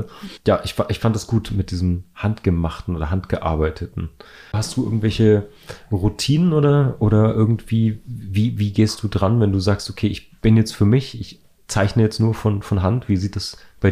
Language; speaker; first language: German; native; German